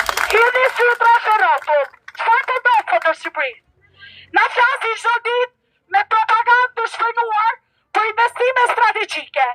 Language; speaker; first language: Albanian; native; Albanian